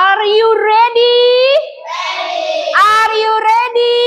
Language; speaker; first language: English; non-native, learner; Indonesian